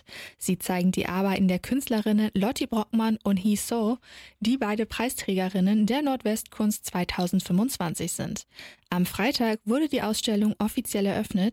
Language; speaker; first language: German; native; German